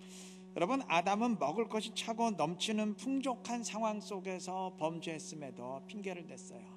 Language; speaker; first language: Korean; native; Korean